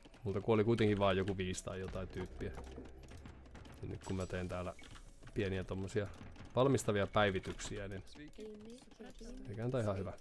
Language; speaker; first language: Finnish; native; Finnish